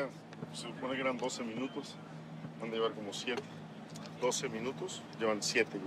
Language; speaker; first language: Spanish; native; Spanish